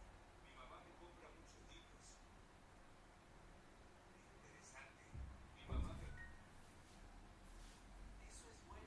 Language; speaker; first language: Spanish; non-native, learner; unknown